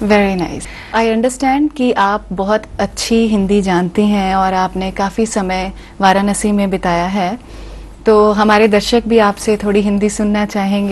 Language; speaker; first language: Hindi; non-native, local second language; Punjabi